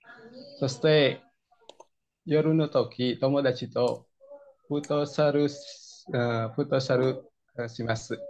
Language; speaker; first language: Japanese; non-native, learner; Indonesian